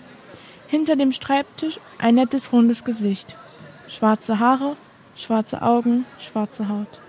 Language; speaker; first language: German; native; German